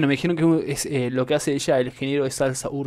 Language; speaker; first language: Spanish; native; Spanish